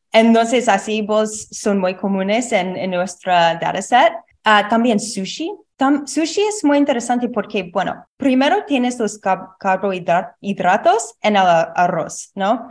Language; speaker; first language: Spanish; non-native, learner; English